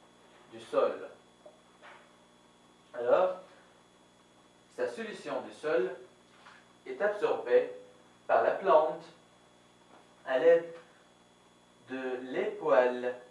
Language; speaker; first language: French; non-native, fluent; Arabic